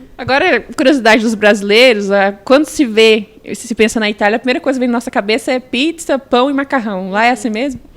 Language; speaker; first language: Portuguese; native; Portuguese